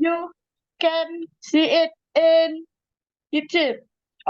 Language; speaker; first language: English; non-native, learner; Indonesian